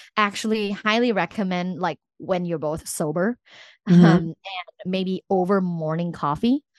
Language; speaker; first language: English; non-native, fluent; Thai